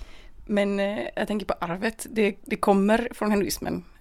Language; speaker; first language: Swedish; native; Swedish